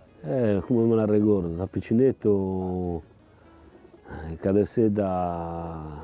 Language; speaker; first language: Italian; non-native, local second language; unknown